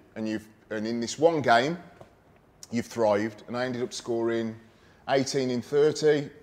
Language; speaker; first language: English; native; English